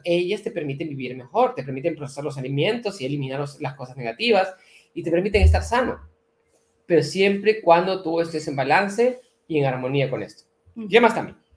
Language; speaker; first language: Spanish; native; Spanish